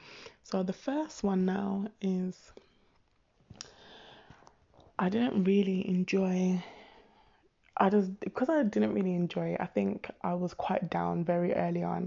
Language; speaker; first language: English; native; English